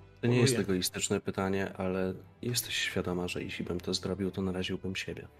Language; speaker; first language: Polish; native; Polish